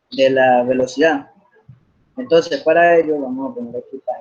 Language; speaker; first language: Spanish; native; Spanish